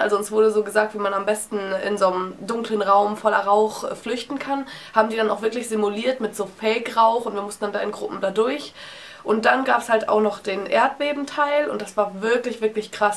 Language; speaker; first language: German; native; German